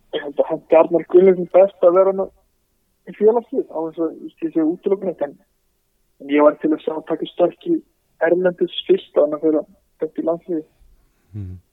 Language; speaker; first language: Icelandic; native; Icelandic